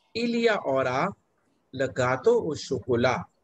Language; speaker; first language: French; non-native, fluent; Hindi